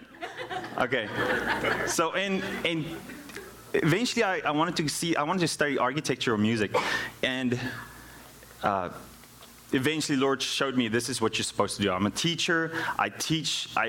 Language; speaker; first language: English; non-native, local second language; Afrikaans